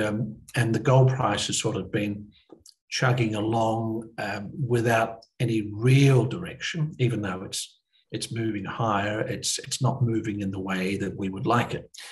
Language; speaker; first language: English; native; English